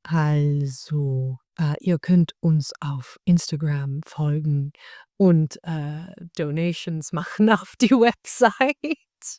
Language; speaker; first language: German; non-native, fluent; Dutch